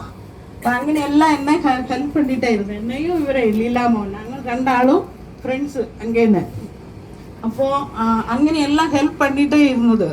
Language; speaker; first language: Tamil; non-native, learner; Malayalam